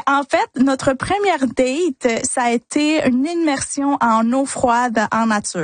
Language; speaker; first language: French; early bilingual, other home language; Spanish